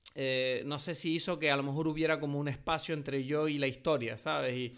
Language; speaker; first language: Spanish; non-native, fluent; French